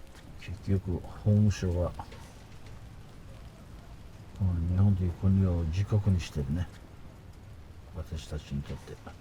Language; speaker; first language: Japanese; non-native, fluent; Kurdish